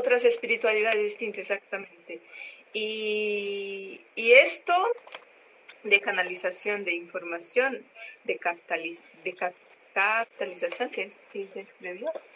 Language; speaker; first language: Spanish; non-native, learner; Portuguese